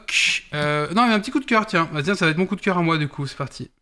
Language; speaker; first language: French; native; French